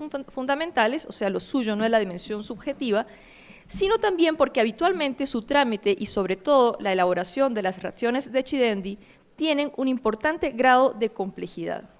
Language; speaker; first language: Spanish; native; Spanish